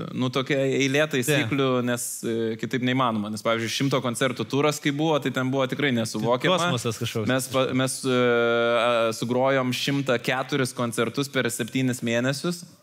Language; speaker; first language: Lithuanian; native; Lithuanian